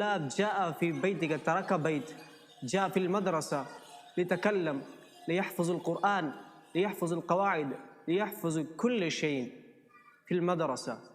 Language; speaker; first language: Arabic; non-native, learner; Urdu